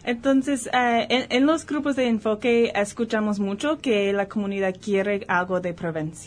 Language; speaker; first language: Spanish; early bilingual, heritage; Spanish